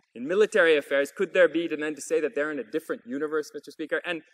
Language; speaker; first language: English; native; English